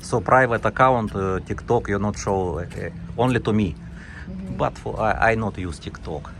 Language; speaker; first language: English; non-native, learner; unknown